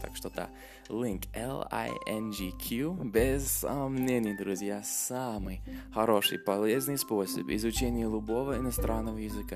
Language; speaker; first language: Russian; non-native, fluent; English